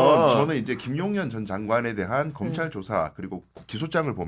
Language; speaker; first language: Korean; native; Korean